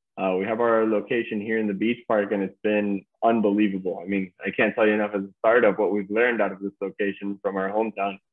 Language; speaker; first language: English; native; English